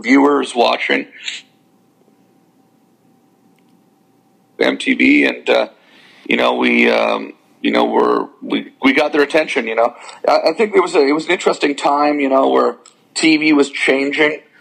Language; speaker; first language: English; native; English